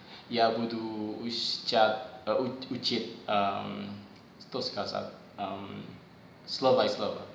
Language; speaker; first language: Russian; non-native, learner; Indonesian